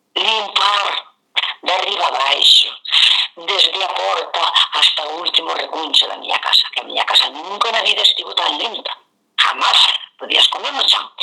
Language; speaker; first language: Galician; non-native, local second language; Spanish